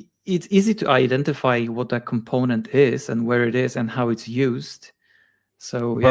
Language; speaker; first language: English; non-native, fluent; Polish